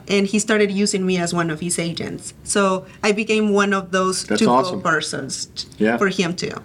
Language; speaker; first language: English; early bilingual, other home language; Spanish